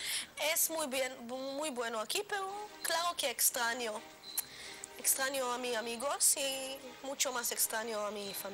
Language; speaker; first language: Spanish; non-native, learner; Hebrew